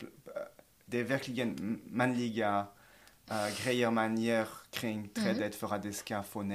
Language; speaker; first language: Swedish; non-native, fluent; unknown